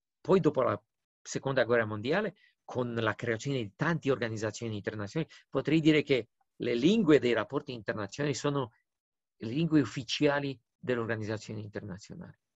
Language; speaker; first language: Italian; non-native, fluent; Romanian